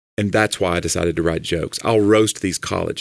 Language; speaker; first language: English; native; English